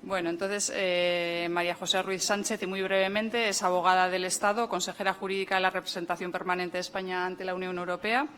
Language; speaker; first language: Spanish; native; Spanish